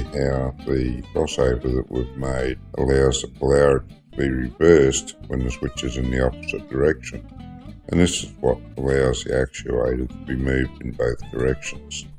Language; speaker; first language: English; native; English